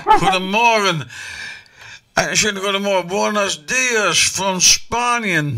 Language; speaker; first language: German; non-native, learner; Dutch